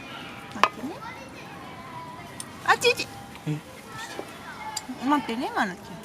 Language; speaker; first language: Japanese; native; Japanese